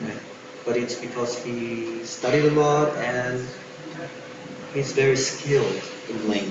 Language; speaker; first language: English; non-native, fluent; Spanish